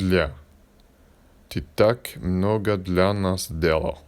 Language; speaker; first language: Russian; non-native, learner; English